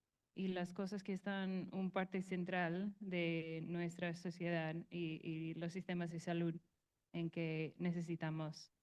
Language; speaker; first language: Spanish; non-native, learner; English